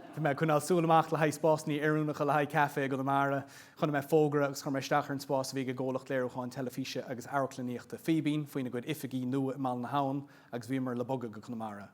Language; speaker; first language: Irish; non-native, local second language; English